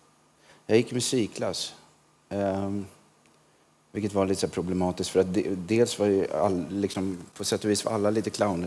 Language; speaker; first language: Swedish; native; Swedish